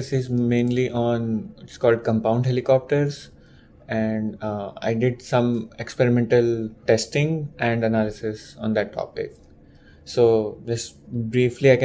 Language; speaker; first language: English; non-native, local second language; Hindi